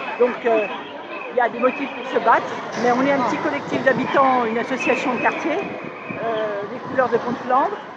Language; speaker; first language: French; native; French